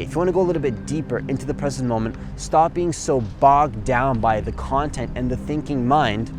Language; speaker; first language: English; native; English